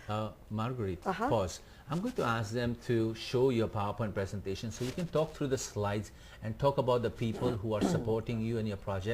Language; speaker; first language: English; non-native, fluent; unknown